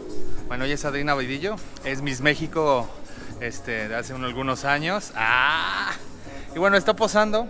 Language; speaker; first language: Spanish; native; Spanish